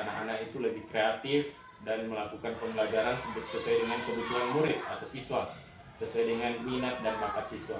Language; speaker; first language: Indonesian; native; Indonesian